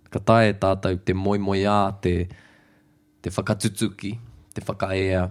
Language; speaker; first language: Māori; non-native, local second language; English